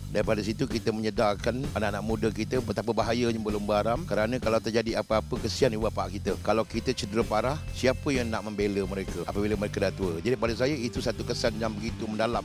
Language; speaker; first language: Malay; native; Malay